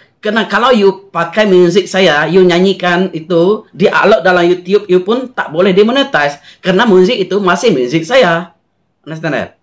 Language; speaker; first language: Malay; non-native, local second language; Iban